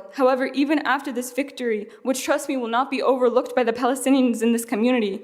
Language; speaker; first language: English; early bilingual, other home language; Arabic